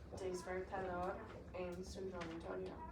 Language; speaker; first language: Spanish; non-native, fluent; English